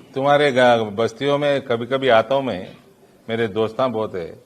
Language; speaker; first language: Hindi; non-native, local second language; Telugu